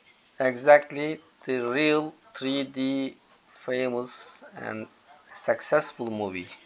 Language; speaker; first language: English; non-native, learner; Turkish